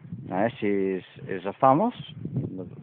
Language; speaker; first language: Spanish; non-native, learner; English